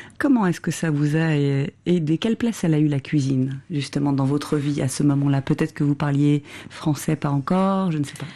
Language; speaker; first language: French; native; French